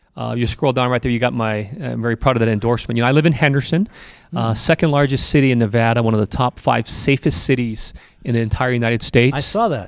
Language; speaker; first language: English; native; English